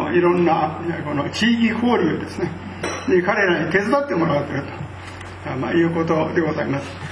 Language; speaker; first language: Japanese; native; Japanese